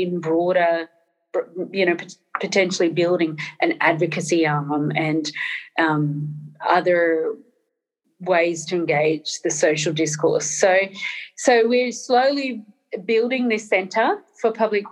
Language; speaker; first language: English; native; English